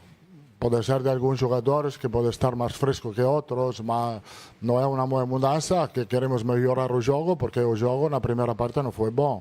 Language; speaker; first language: Portuguese; non-native, fluent; Italian